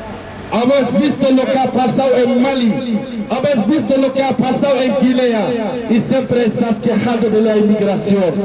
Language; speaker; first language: Spanish; non-native, local second language; Wolof